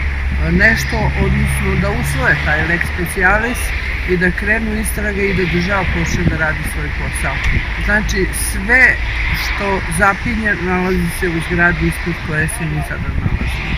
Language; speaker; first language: Bosnian; native; Bosnian